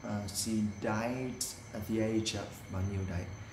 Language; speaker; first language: English; non-native, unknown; Vietnamese